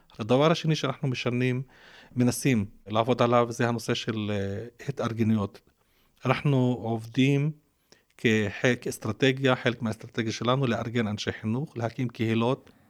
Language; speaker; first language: Hebrew; non-native, local second language; Arabic